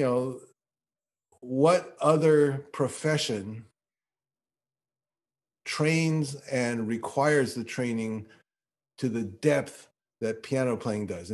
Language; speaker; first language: English; native; English